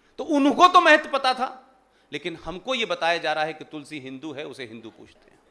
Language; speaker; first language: Hindi; native; Hindi